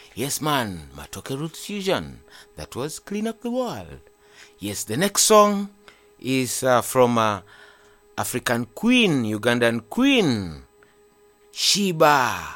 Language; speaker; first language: English; non-native, local second language; Ganda